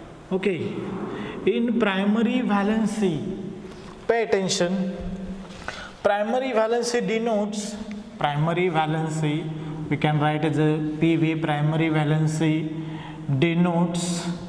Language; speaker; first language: English; non-native, local second language; Marathi